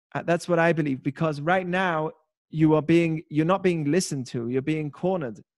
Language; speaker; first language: English; native; English